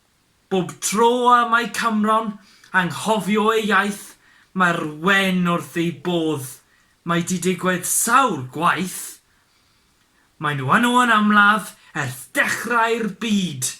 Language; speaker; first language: Welsh; non-native, learner; English